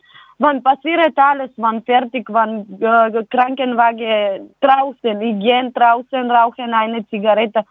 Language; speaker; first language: German; non-native, learner; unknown